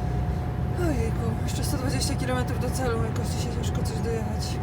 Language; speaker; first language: Polish; native; Polish